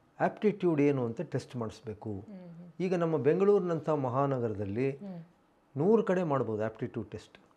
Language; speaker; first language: Kannada; native; Kannada